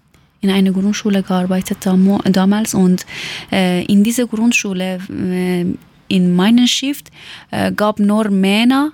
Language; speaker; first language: German; non-native, learner; Persian